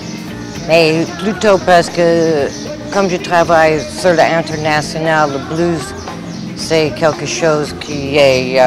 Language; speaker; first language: French; non-native, fluent; English